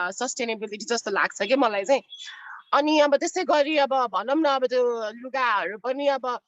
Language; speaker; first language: Nepali; non-native, local second language; Newari